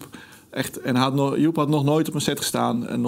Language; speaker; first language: Dutch; native; Dutch